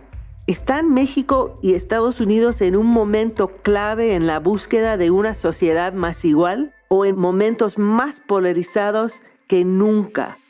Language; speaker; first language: Spanish; non-native, fluent; English